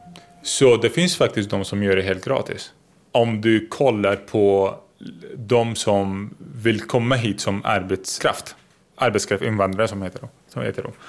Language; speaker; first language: Swedish; non-native, fluent; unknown